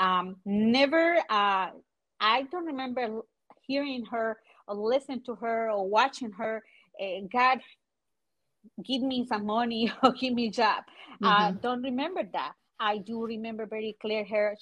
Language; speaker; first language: English; non-native, fluent; Spanish